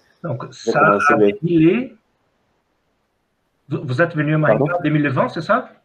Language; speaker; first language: French; non-native, fluent; Portuguese